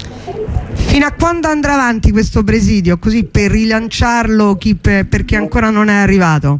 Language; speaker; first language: Italian; native; Italian